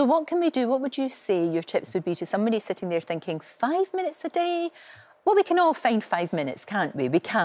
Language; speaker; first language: English; native; English